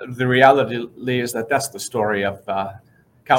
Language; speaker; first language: English; non-native, fluent; Arabic